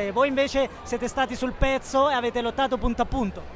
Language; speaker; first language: Italian; native; Italian